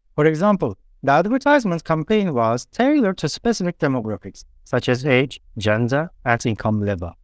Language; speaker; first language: English; non-native, fluent; Turkish